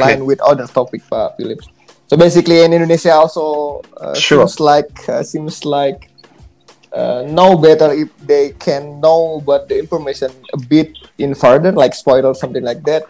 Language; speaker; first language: English; non-native, learner; Indonesian